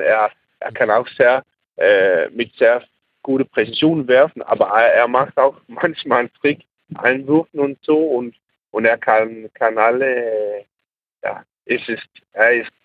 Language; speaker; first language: German; non-native, learner; Danish